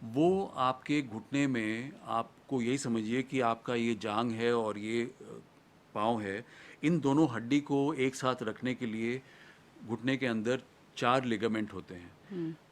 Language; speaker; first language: Hindi; native; Hindi